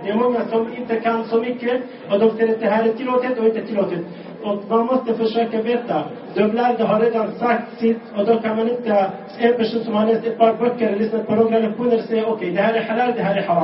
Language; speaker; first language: Swedish; non-native, local second language; Arabic